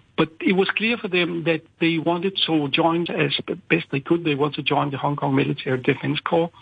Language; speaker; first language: English; non-native, fluent; Danish